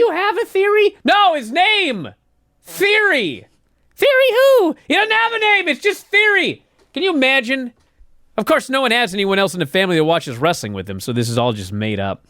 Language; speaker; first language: English; native; English